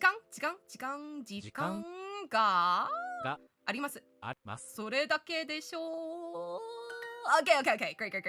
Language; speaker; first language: Japanese; non-native, learner; English